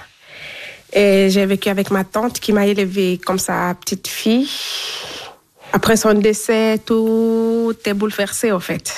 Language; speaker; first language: French; non-native, local second language; Fula